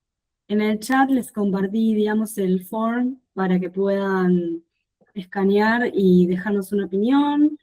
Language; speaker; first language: Spanish; native; Spanish